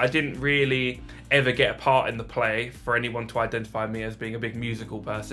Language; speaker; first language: English; native; English